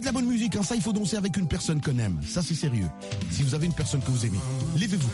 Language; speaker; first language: French; non-native, local second language; Lingala